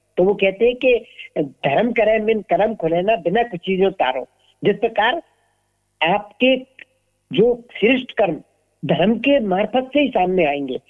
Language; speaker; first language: Hindi; native; Hindi